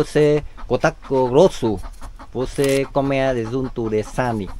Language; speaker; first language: Portuguese; non-native, learner; Vietnamese